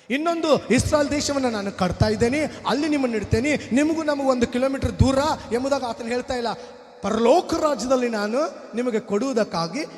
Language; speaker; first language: Kannada; non-native, local second language; Telugu